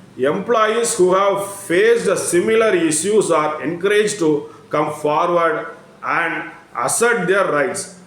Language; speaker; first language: English; non-native, local second language; Tamil